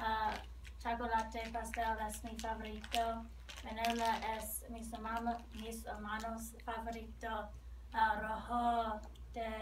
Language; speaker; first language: Spanish; non-native, learner; English